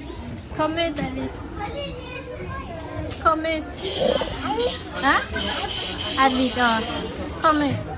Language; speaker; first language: Swedish; non-native, learner; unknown